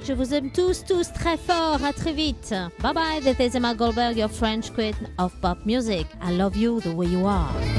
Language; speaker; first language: English; non-native, fluent; French